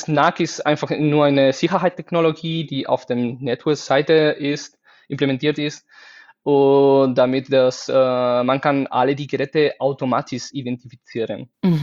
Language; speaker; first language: German; non-native, fluent; Spanish